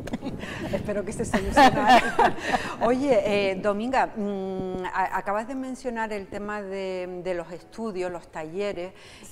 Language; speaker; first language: Spanish; native; Spanish